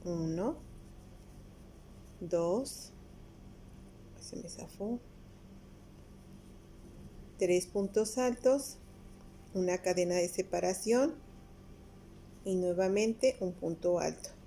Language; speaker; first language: Spanish; native; Spanish